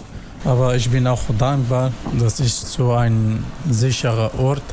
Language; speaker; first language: German; non-native, learner; Kurdish